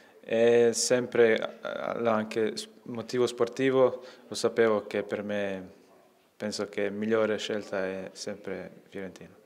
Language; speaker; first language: Italian; non-native, learner; Croatian